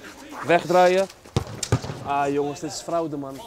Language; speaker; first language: Dutch; native; Dutch